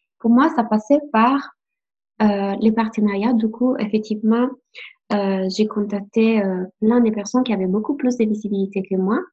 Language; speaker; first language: French; non-native, fluent; Italian